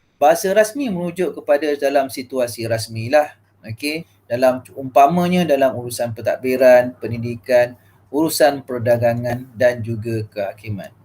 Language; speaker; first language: Malay; native; Malay